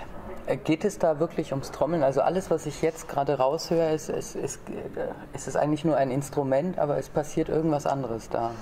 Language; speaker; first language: German; native; German